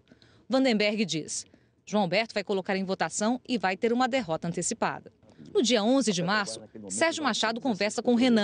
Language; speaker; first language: Portuguese; native; Portuguese